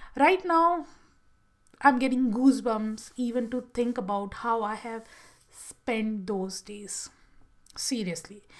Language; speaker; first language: English; non-native, local second language; Gujarati